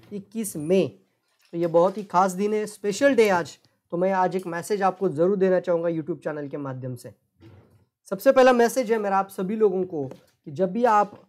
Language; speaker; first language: Hindi; non-native, local second language; Marathi